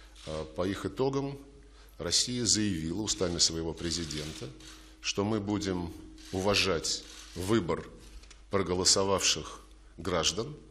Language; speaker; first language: Russian; native; Russian